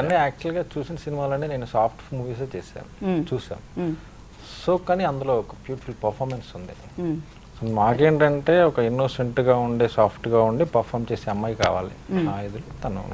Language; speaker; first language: Telugu; native; Telugu